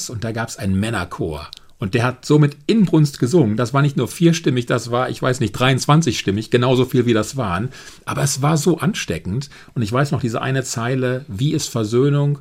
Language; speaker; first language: German; native; German